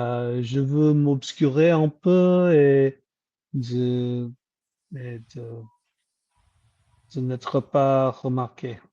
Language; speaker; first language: French; non-native, learner; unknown